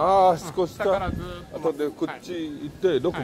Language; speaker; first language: Japanese; non-native, learner; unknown